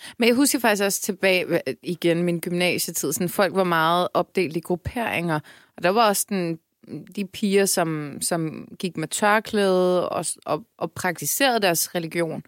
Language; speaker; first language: Danish; early bilingual, other home language; Turkish